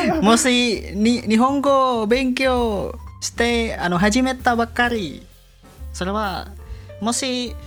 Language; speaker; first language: Japanese; non-native, learner; Indonesian